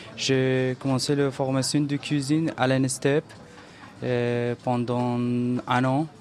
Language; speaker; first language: French; non-native, learner; Persian